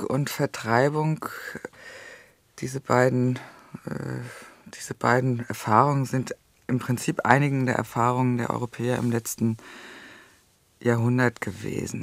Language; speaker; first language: German; native; German